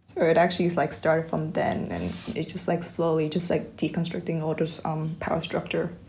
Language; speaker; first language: English; non-native, fluent; Vietnamese